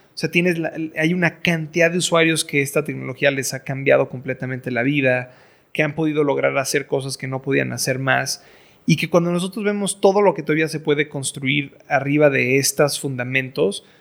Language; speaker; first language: Spanish; native; Spanish